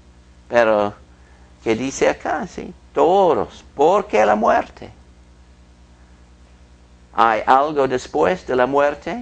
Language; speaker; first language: Spanish; non-native, fluent; English